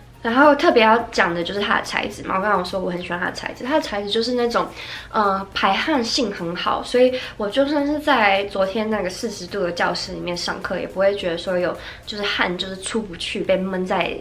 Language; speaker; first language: Chinese; native; Chinese